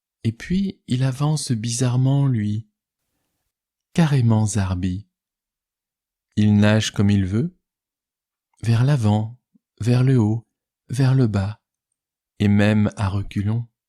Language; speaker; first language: French; native; French